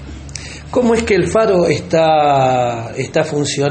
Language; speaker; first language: Spanish; native; Spanish